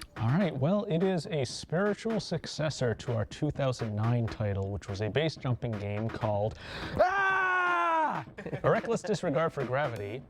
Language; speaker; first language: English; native; English